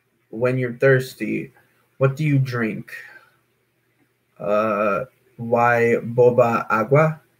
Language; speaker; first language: English; native; English